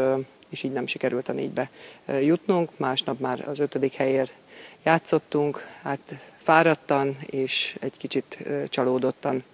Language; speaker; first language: Hungarian; native; Hungarian